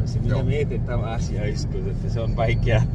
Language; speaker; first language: Finnish; non-native, learner; Bangla